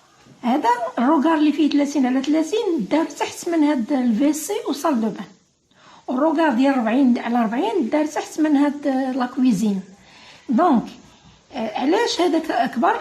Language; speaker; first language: Arabic; native; Arabic